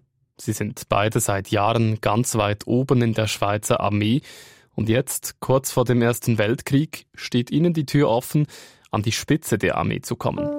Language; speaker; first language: German; native; German